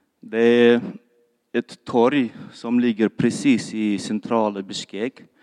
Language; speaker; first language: Swedish; non-native, fluent; Kyrgyz